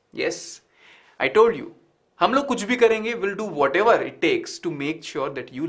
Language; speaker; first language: English; non-native, local second language; Hindi